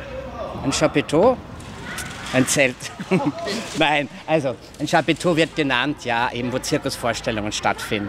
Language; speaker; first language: German; native; German